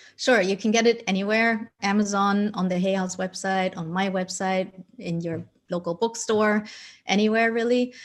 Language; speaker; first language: English; non-native, fluent; German